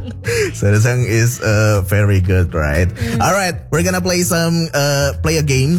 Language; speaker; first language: English; non-native, fluent; Indonesian